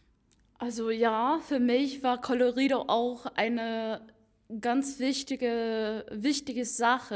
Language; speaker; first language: German; non-native, fluent; English